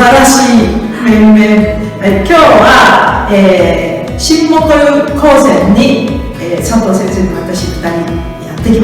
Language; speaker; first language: Japanese; non-native, fluent; Mongolian